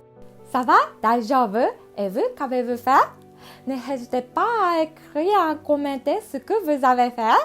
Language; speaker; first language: French; non-native, fluent; Japanese